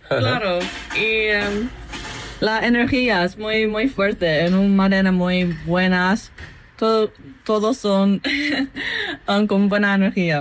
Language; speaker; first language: Spanish; non-native, fluent; English